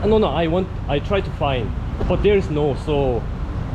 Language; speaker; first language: English; non-native, learner; Korean